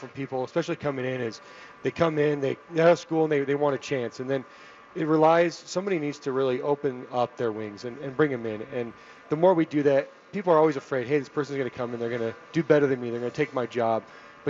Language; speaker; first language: English; native; English